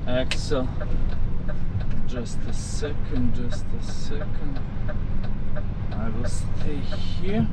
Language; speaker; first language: English; non-native, learner; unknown